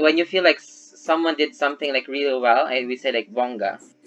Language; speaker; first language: English; non-native, local second language; Filipino